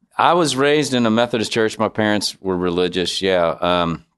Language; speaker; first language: English; native; English